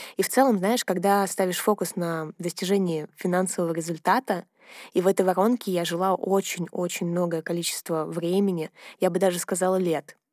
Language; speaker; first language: Russian; native; Russian